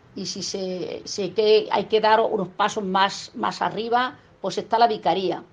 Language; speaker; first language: Spanish; native; Spanish